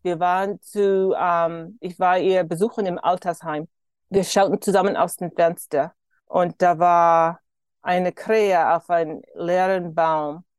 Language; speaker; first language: German; early bilingual, heritage; German